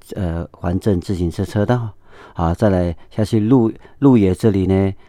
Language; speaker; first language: Chinese; non-native, local second language; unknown